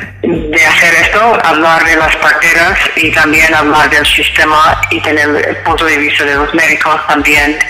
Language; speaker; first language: Spanish; non-native, fluent; English